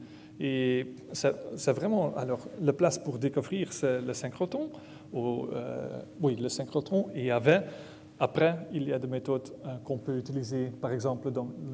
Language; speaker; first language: French; non-native, learner; Dutch